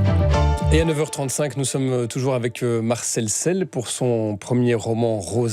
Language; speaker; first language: French; native; French